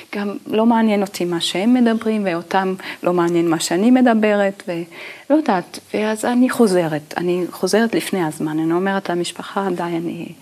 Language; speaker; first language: Hebrew; non-native, fluent; Italian